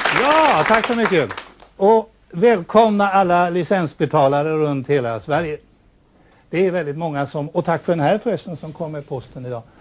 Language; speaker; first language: Swedish; native; Swedish